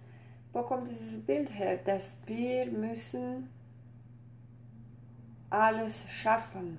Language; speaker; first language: German; non-native, fluent; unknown